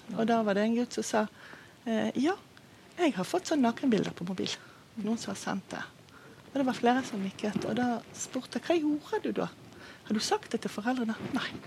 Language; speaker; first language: Norwegian; non-native, fluent; Hebrew